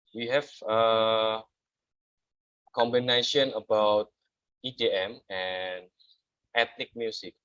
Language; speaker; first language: English; non-native, learner; Indonesian